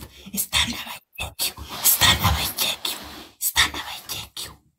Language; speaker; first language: English; non-native, learner; Amharic